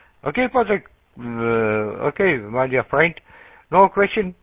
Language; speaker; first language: English; non-native, learner; Russian